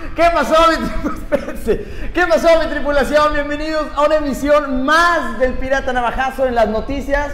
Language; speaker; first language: Spanish; native; Spanish